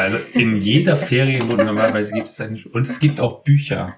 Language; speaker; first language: German; native; German